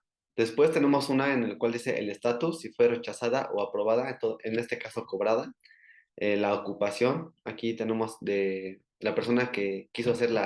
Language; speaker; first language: Spanish; native; Spanish